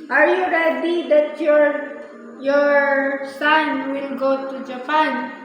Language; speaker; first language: English; non-native, learner; Filipino